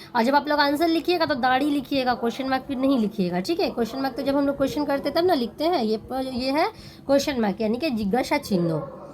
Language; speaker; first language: Hindi; non-native, local second language; Bangla